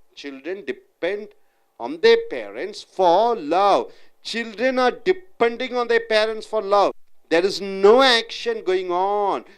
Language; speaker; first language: English; non-native, local second language; Tamil